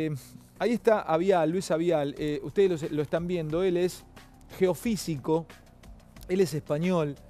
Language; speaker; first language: Spanish; native; Spanish